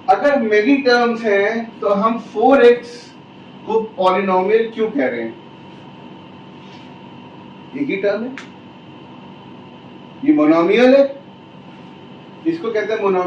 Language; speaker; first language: Hindi; native; Hindi